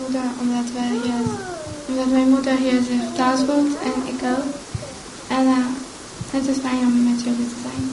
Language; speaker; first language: Dutch; non-native, learner; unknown